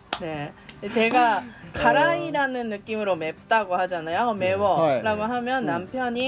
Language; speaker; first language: Korean; non-native, fluent; Japanese